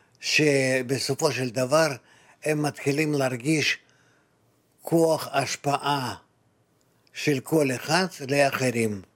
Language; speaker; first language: Hebrew; non-native, fluent; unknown